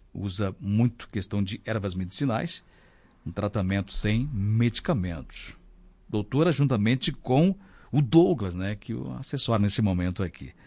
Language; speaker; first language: Portuguese; native; Portuguese